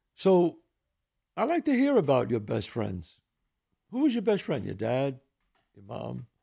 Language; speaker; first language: English; early bilingual, other home language; Italian